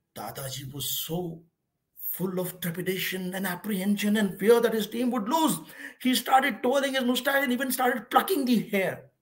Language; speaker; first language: English; non-native, local second language; Hindi